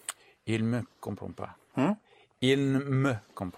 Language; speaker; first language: French; non-native, learner; English